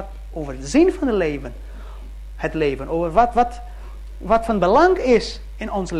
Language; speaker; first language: Dutch; early bilingual, heritage; Dutch